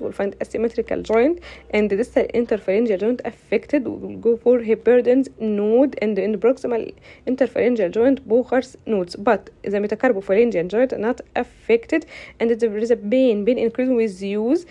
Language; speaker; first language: English; non-native, fluent; Arabic